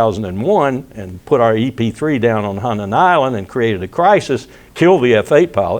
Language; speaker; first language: English; native; English